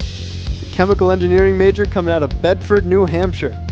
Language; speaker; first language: English; native; English